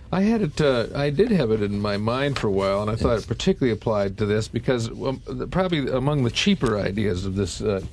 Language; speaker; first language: English; native; English